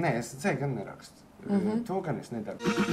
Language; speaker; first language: Latvian; native; Latvian